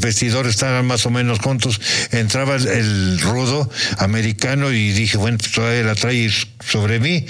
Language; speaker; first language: Spanish; native; Spanish